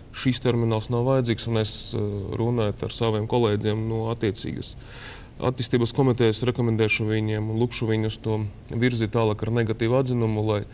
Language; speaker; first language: Latvian; non-native, local second language; Russian